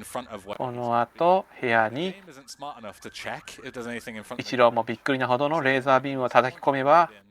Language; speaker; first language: Japanese; native; Japanese